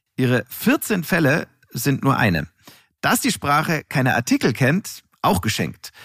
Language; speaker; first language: German; native; German